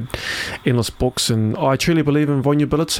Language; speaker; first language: English; native; English